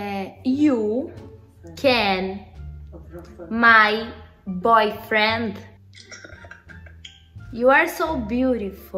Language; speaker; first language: English; non-native, learner; Portuguese